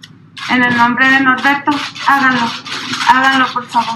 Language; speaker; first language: Spanish; native; Spanish